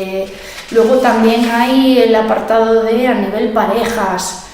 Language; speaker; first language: Spanish; native; Spanish